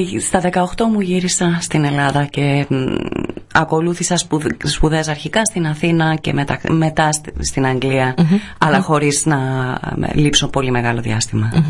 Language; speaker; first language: Greek; early bilingual, other home language; English